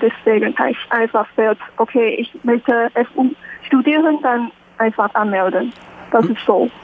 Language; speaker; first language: German; non-native, learner; Chinese